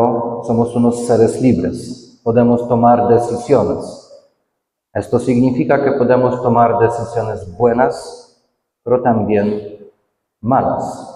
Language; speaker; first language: Spanish; non-native, fluent; Polish